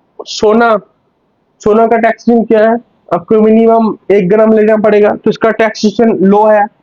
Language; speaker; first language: Hindi; non-native, local second language; Bangla